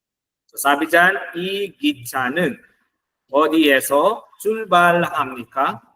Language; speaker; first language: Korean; non-native, fluent; Filipino